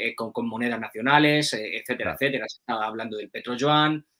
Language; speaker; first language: Spanish; native; Spanish